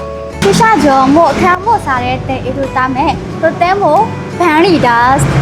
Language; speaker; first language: Japanese; non-native, learner; Burmese